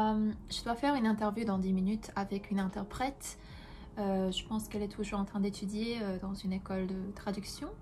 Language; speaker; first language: French; non-native, fluent; Korean